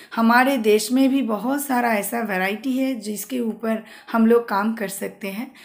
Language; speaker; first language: Hindi; non-native, local second language; Bangla